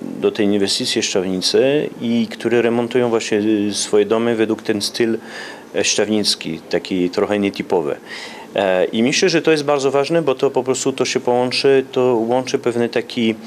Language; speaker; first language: Polish; early bilingual, heritage; Polish